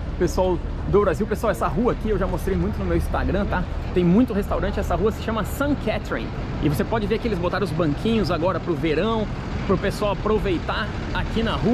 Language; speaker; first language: Portuguese; native; Portuguese